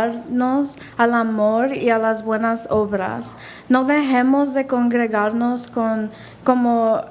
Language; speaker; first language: Spanish; early bilingual, heritage; Spanish